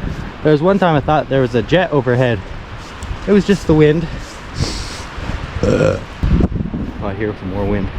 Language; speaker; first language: English; native; English